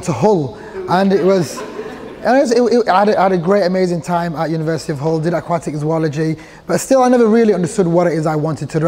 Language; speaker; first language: English; early bilingual, other home language; Somali